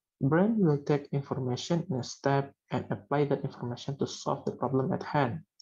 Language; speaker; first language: English; non-native, learner; Indonesian